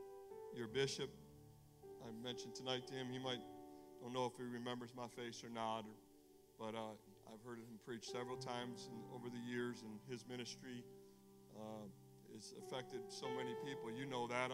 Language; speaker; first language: English; native; English